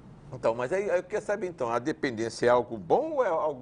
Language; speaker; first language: Portuguese; native; Portuguese